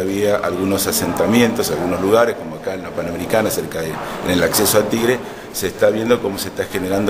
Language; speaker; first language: Spanish; native; Spanish